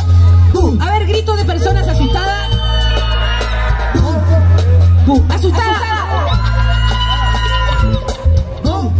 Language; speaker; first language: Spanish; native; Spanish